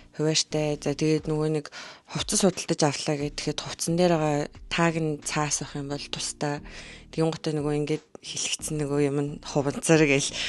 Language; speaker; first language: Mongolian; native; Mongolian